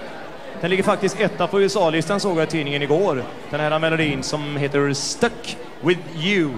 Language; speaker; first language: Swedish; native; Swedish